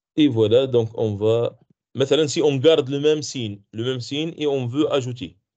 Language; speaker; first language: French; non-native, local second language; Arabic